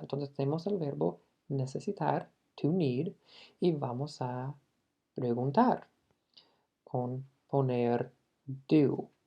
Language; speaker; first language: Spanish; non-native, fluent; English